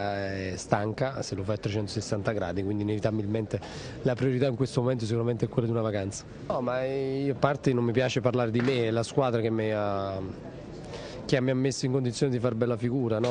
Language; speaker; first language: Italian; native; Italian